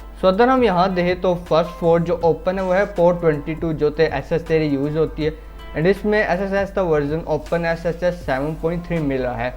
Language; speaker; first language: Urdu; non-native, local second language; Punjabi